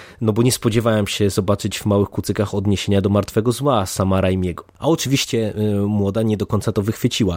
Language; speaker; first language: Polish; native; Polish